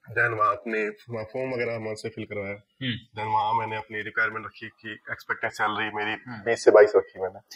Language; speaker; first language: Hindi; native; Hindi